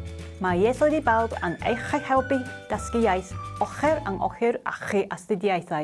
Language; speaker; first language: Welsh; non-native, learner; Japanese